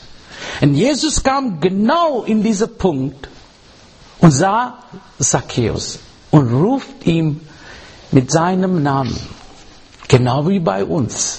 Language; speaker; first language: German; non-native, learner; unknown